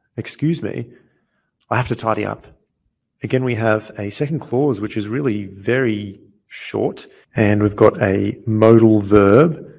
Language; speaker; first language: English; native; English